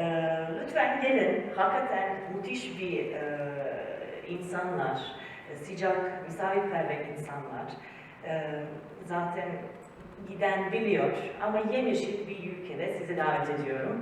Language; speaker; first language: Turkish; early bilingual, heritage; Serbian